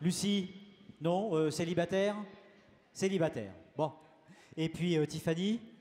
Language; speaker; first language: French; native; French